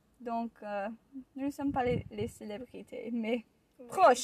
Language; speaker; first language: French; non-native, learner; English